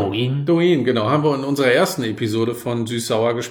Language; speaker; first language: German; native; German